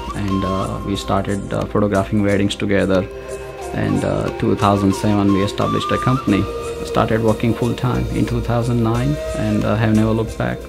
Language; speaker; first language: English; non-native, local second language; Gujarati